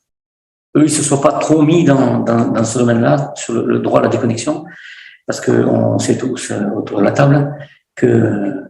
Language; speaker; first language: French; native; French